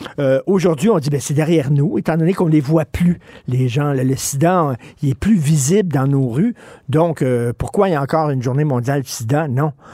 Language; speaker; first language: French; native; French